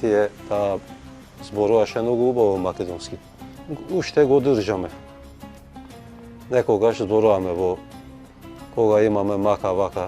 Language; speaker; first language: Macedonian; early bilingual, heritage; Turkish